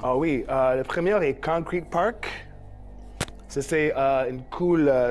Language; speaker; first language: French; non-native, learner; English